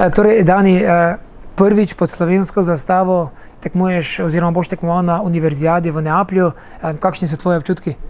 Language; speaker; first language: Slovenian; native; Slovenian